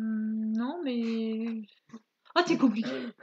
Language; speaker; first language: French; native; French